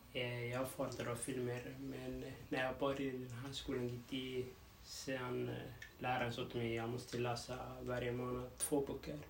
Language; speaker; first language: Swedish; non-native, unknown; Arabic